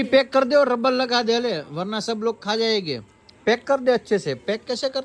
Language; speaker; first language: Hindi; non-native, local second language; Gujarati